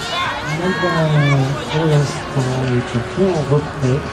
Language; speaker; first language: French; native; French